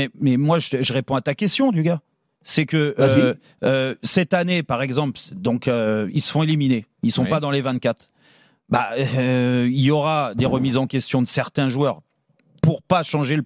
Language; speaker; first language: French; native; French